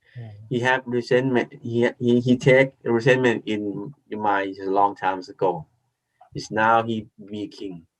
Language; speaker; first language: English; non-native, learner; Thai